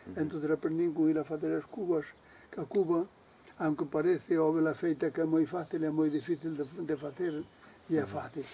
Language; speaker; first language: Galician; native; Galician